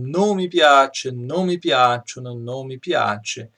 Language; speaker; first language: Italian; non-native, fluent; Portuguese